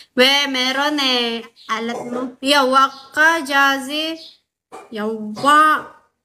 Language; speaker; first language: Filipino; non-native, local second language; Waray